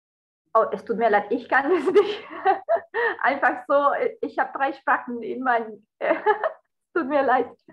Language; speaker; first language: German; non-native, fluent; Spanish